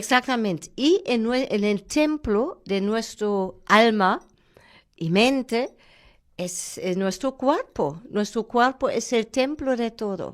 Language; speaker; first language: Spanish; non-native, fluent; German